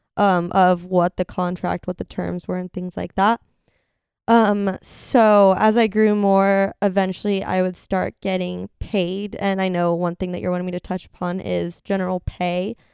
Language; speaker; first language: English; native; English